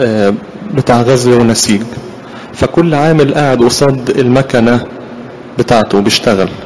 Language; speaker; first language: Arabic; native; Arabic